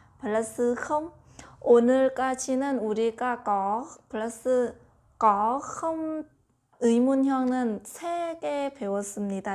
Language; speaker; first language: Korean; non-native, learner; Vietnamese